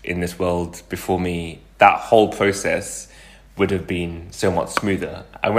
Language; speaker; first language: English; native; English